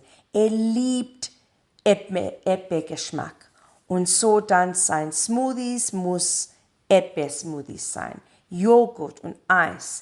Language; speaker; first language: German; non-native, learner; English